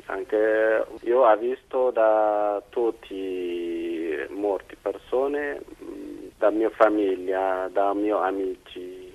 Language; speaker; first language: Italian; non-native, learner; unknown